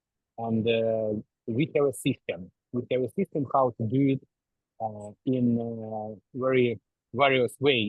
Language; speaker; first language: English; non-native, learner; Ukrainian